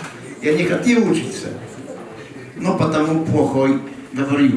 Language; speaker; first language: Russian; non-native, learner; Polish